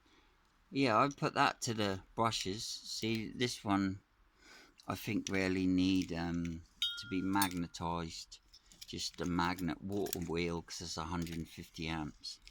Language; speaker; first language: English; native; English